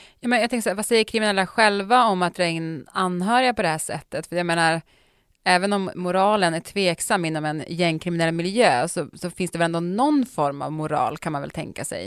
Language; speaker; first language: Swedish; native; Swedish